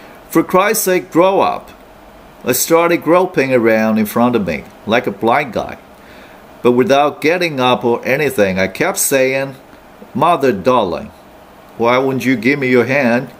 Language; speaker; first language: English; non-native, fluent; Chinese